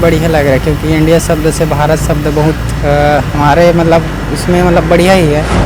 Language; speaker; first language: Hindi; native; Hindi